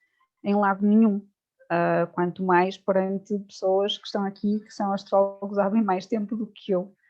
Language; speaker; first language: Portuguese; native; Portuguese